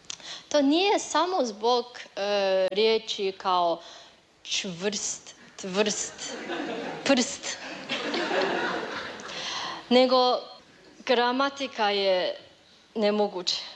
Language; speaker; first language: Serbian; non-native, learner; Chinese